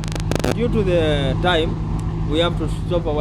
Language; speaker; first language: English; non-native, learner; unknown